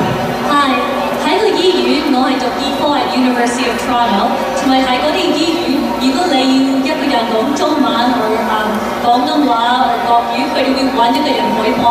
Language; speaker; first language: Cantonese; early bilingual, heritage; English